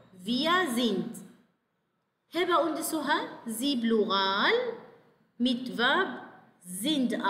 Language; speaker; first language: German; non-native, fluent; Arabic